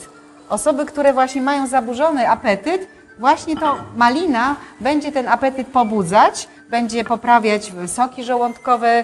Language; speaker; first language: Polish; native; Polish